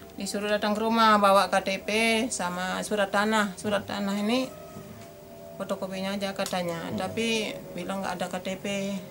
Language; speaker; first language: Indonesian; native; Indonesian